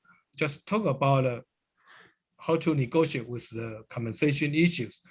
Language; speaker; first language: English; non-native, learner; Chinese